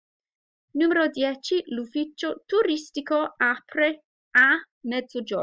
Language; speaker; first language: Italian; non-native, fluent; English